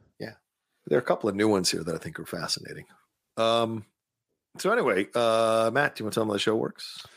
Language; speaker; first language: English; early bilingual, other home language; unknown